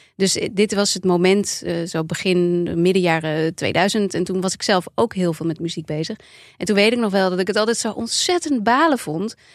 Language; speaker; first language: Dutch; native; Dutch